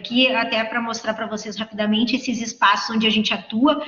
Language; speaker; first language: Portuguese; native; Portuguese